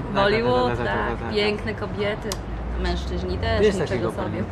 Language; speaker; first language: Polish; native; Polish